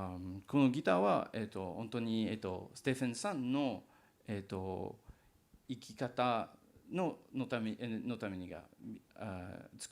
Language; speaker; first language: Japanese; non-native, learner; English